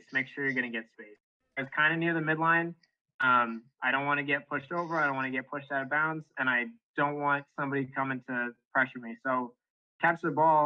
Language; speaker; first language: English; native; English